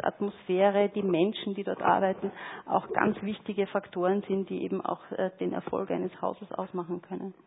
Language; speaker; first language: German; native; German